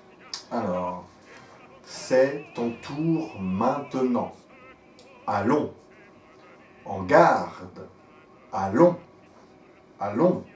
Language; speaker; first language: French; native; French